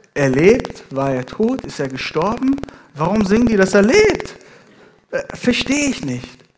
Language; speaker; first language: German; non-native, fluent; Persian